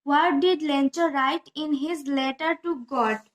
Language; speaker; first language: English; non-native, local second language; Assamese